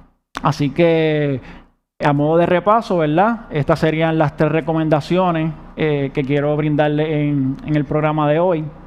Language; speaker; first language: Spanish; native; Spanish